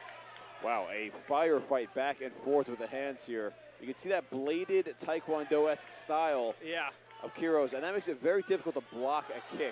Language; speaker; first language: English; native; English